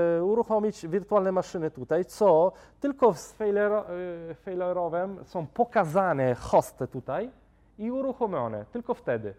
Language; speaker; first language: Polish; non-native, fluent; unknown